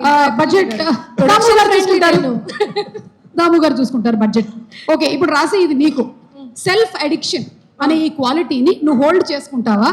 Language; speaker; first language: Telugu; native; Telugu